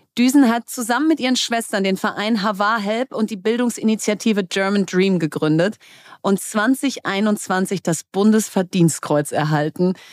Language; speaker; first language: German; native; German